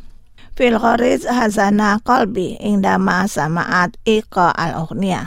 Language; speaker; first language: Arabic; non-native, fluent; Indonesian